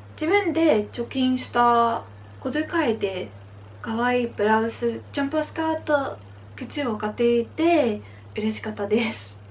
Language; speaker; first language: Japanese; non-native, learner; Dutch